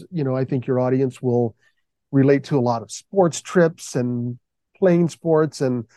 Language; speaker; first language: English; native; English